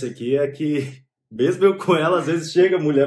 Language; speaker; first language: Portuguese; native; Portuguese